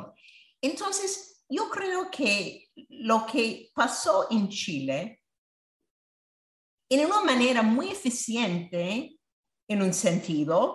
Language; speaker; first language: Spanish; non-native, fluent; English